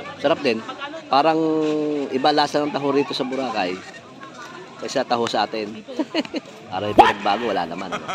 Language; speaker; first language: Filipino; native; Filipino